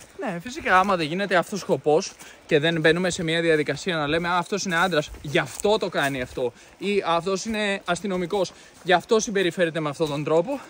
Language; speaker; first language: Greek; native; Greek